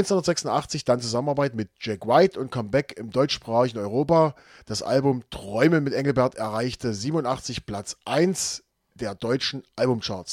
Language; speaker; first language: German; native; German